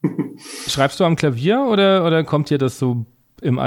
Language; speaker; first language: German; native; German